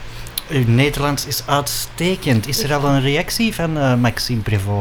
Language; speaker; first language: Dutch; native; Dutch